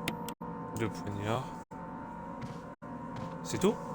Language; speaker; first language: French; native; French